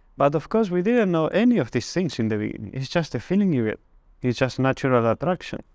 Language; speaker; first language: English; non-native, fluent; Spanish